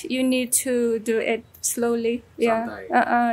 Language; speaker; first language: English; non-native, fluent; Chinese